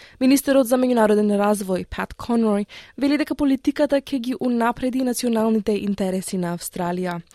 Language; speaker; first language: Macedonian; native; Macedonian